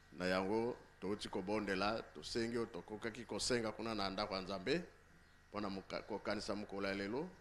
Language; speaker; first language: Lingala; non-native, local second language; Kongo